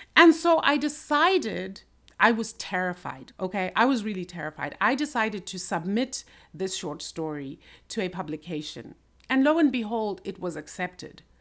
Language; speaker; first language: English; non-native, local second language; Shona